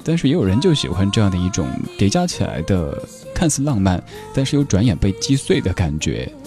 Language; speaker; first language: Chinese; native; Chinese